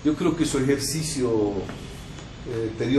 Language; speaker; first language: Spanish; native; Spanish